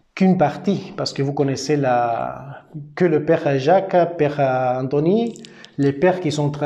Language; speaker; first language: French; non-native, fluent; Spanish